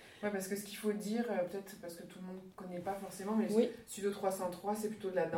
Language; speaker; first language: French; native; French